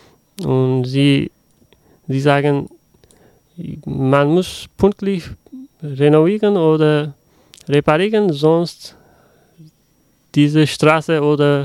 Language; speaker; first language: German; non-native, learner; Uzbek